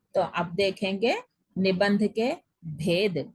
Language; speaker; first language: Hindi; non-native, local second language; Telugu